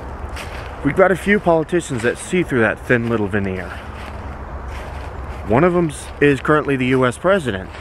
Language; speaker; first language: English; native; English